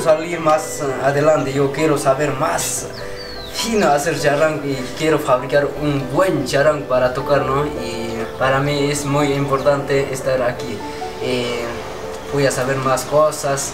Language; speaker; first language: Spanish; non-native, local second language; Quechua